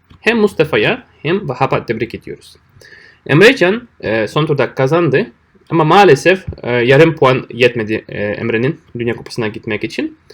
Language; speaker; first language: Turkish; non-native, fluent; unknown